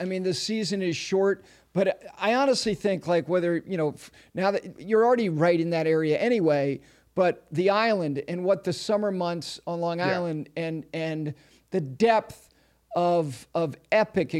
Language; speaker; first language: English; native; English